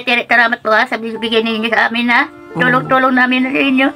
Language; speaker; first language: Filipino; non-native, local second language; Cebuano